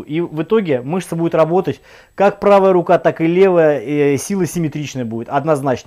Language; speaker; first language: Russian; native; Russian